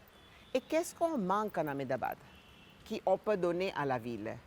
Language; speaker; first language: French; non-native, fluent; Gujarati